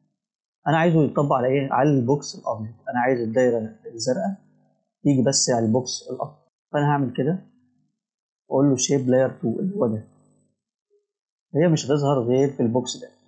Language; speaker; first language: Arabic; native; Arabic